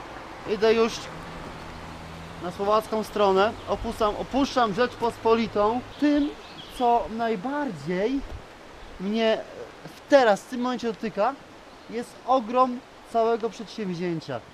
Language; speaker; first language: Polish; native; Polish